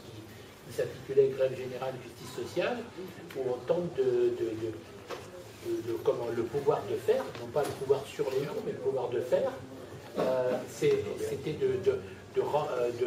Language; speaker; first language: French; native; French